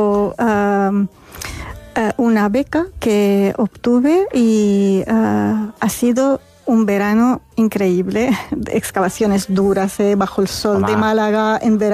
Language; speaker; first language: Spanish; non-native, fluent; Arabic